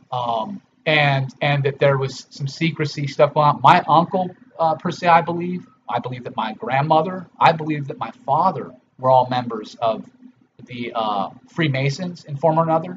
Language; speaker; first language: English; native; English